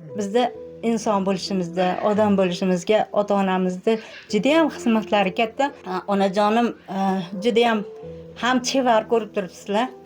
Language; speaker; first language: Uzbek; native; Uzbek